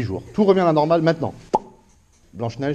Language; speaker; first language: French; native; French